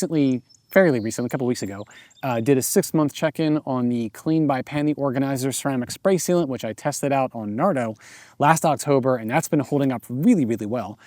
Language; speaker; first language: English; native; English